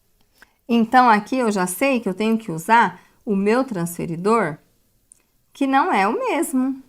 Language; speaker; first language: Portuguese; native; Portuguese